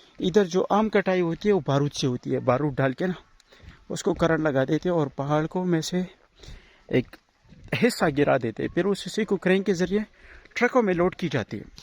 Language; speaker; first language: Urdu; non-native, local second language; Pashto